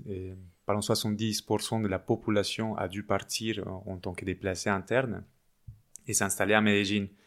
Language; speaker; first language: French; non-native, fluent; Spanish